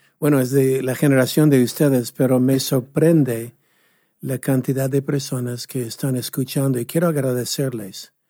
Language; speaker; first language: Spanish; non-native, fluent; English